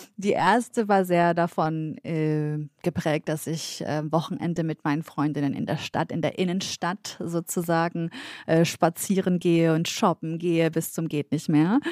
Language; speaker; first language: German; early bilingual, other home language; Kurdish